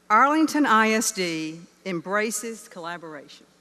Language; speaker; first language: English; native; English